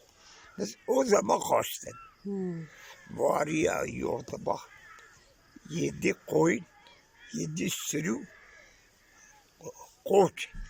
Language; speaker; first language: Turkish; non-native, local second language; Kurdish